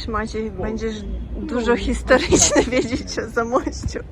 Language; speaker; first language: Polish; non-native, learner; Ukrainian